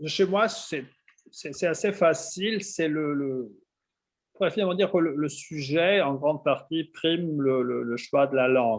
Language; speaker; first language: French; non-native, local second language; Italian